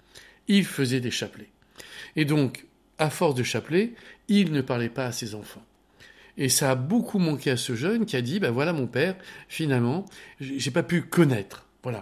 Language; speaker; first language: French; native; French